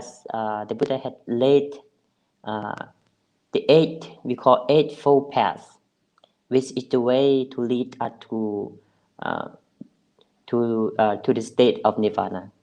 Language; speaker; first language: English; non-native, fluent; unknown